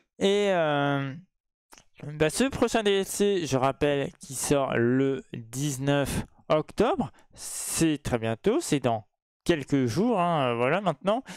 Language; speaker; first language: French; native; French